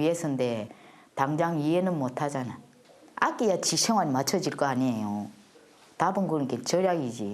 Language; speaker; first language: Korean; native; Korean